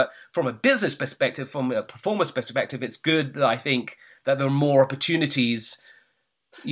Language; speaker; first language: English; native; English